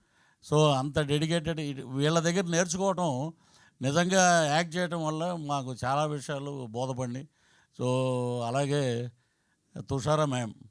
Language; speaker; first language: Telugu; native; Telugu